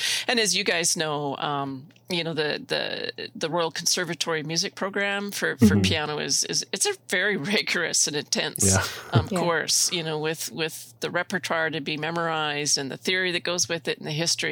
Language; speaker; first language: English; native; English